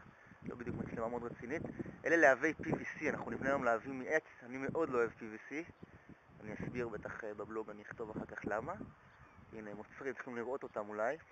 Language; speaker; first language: Hebrew; native; Hebrew